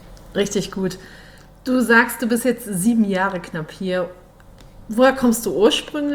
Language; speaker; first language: German; native; German